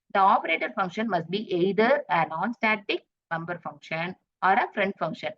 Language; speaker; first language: English; non-native, local second language; Tamil